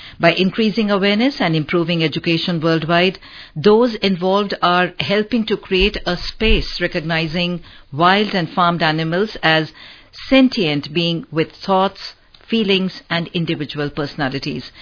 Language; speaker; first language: English; non-native, local second language; Hindi